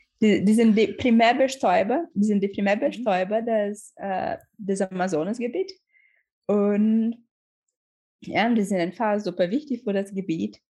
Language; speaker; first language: German; non-native, learner; Portuguese